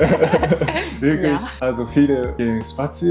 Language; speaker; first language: German; non-native, learner; Japanese